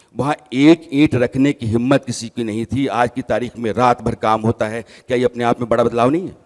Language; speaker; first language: Hindi; native; Hindi